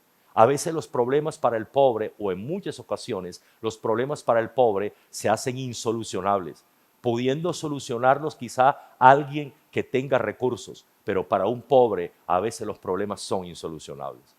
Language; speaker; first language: Spanish; native; Spanish